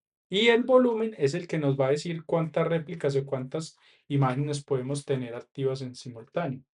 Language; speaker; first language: Spanish; native; Spanish